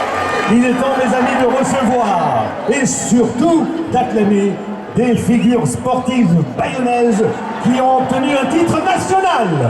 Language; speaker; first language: French; native; French